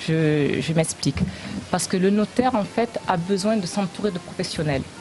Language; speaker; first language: French; early bilingual, other home language; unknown